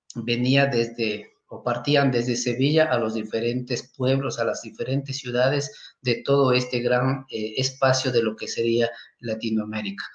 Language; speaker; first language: Spanish; native; Spanish